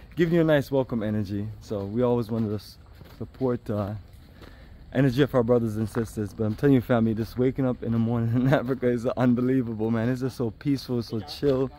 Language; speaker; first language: English; native; English